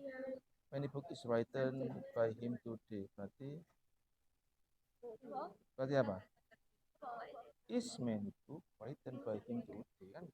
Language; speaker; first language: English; non-native, learner; Javanese